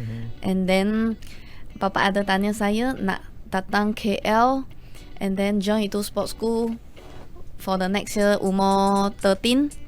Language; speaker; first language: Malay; non-native, local second language; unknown